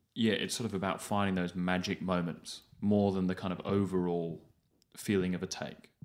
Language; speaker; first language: English; native; English